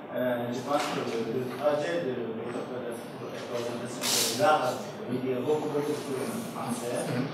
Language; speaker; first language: French; non-native, learner; Japanese